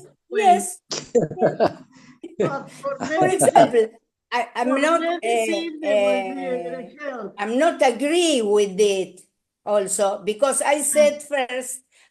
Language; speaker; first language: English; non-native, learner; Spanish